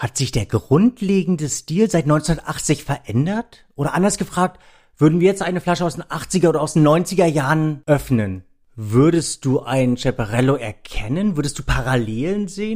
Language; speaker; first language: German; native; German